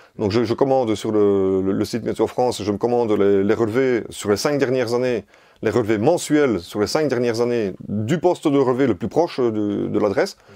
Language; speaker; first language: French; native; French